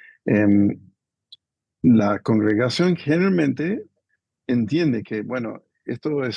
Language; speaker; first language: Spanish; non-native, fluent; English